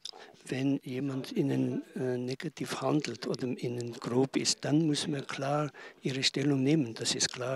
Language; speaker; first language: German; non-native, learner; Tibetan